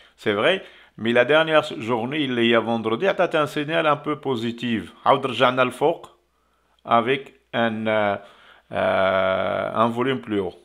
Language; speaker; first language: French; non-native, local second language; Arabic